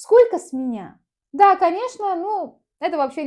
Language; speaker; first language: Russian; non-native, fluent; Azerbaijani